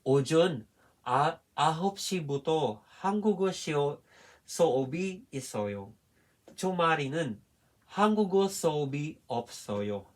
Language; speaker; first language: Korean; non-native, fluent; Filipino